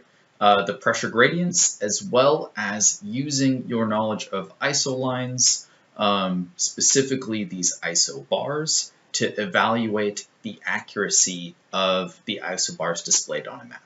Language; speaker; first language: English; native; English